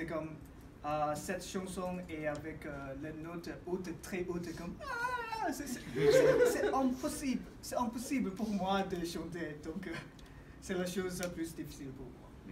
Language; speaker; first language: French; non-native, learner; English